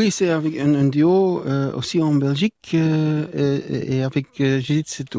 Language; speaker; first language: French; non-native, local second language; Dutch